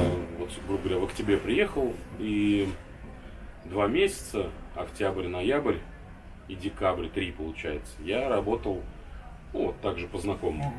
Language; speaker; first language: Russian; native; Russian